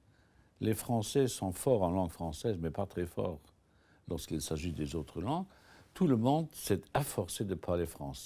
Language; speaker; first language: French; non-native, local second language; Luxembourgish